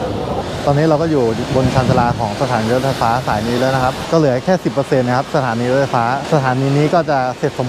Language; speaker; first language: Thai; native; Thai